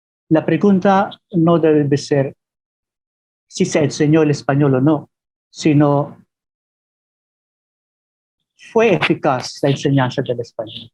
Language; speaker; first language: Spanish; non-native, fluent; Filipino